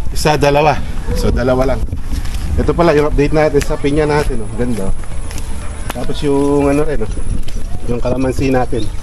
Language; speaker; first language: Filipino; native; Filipino